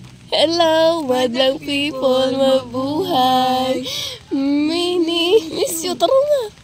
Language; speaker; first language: Filipino; non-native, local second language; Cebuano